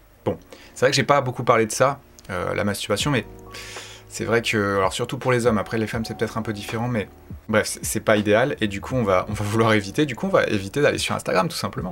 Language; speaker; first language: French; native; French